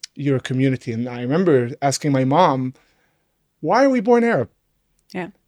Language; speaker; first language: English; non-native, fluent; Arabic